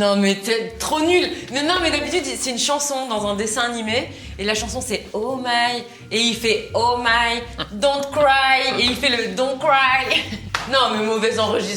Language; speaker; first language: French; native; French